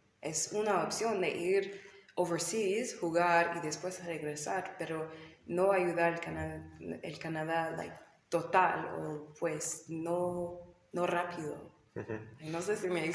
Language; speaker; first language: Spanish; non-native, learner; English